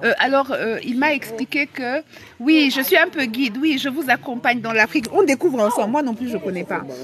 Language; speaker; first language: French; native; French